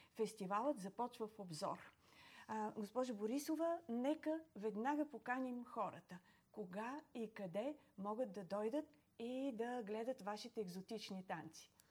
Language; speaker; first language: Bulgarian; native; Bulgarian